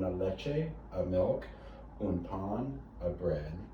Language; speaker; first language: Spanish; non-native, learner; English